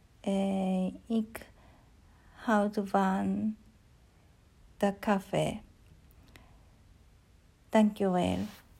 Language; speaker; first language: Dutch; non-native, learner; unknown